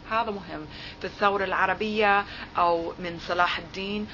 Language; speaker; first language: Arabic; non-native, fluent; English